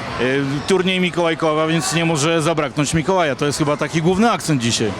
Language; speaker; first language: Polish; native; Polish